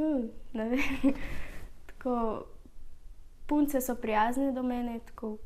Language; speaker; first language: Slovenian; non-native, learner; Portuguese